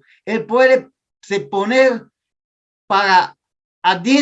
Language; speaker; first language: Spanish; non-native, fluent; Portuguese